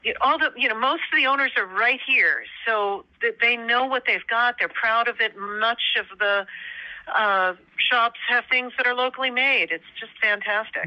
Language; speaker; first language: English; native; English